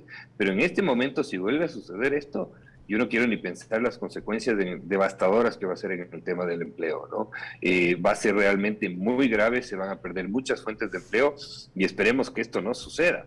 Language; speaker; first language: Spanish; native; Spanish